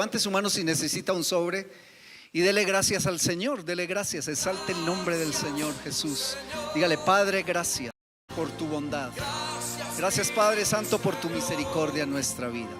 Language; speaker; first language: Spanish; native; Spanish